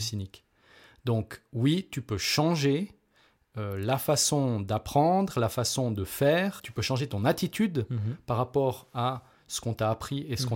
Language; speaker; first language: French; native; French